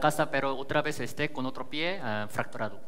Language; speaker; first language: Spanish; native; Spanish